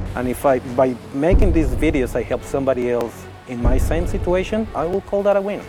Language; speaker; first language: English; non-native, fluent; Spanish